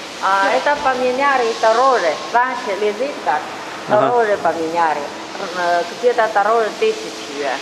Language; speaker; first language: Russian; non-native, learner; Chinese